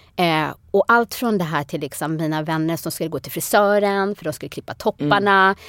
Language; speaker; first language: Swedish; early bilingual, other home language; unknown